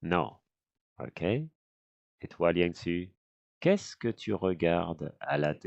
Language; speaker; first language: French; non-native, fluent; English